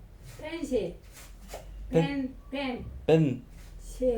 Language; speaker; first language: Chinese; non-native, local second language; Korean